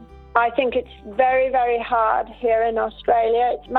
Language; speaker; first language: English; native; English